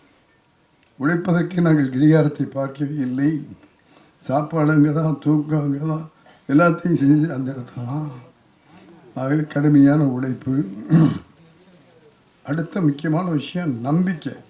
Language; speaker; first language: Tamil; native; Tamil